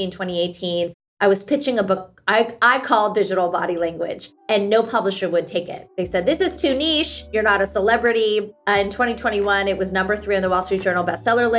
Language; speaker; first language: English; early bilingual, other home language; Hindi